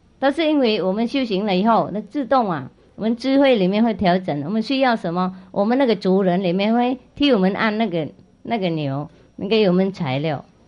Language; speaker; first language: Chinese; non-native, fluent; Vietnamese